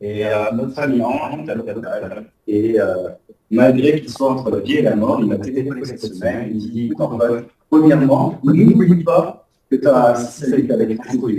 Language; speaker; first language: French; native; French